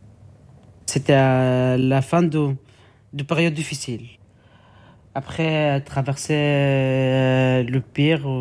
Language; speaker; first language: French; non-native, learner; Arabic